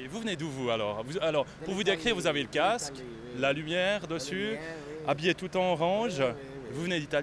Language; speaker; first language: French; native; French